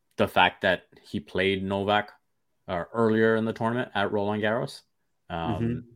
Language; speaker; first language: English; early bilingual, other home language; Hindi